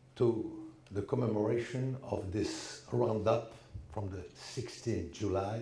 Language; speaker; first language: English; non-native, learner; French